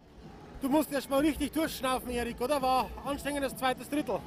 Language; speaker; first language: German; native; German